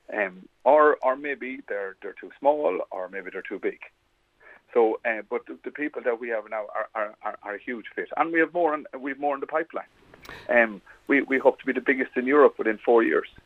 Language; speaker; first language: English; native; English